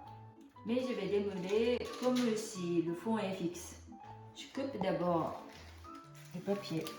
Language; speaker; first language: French; non-native, fluent; Japanese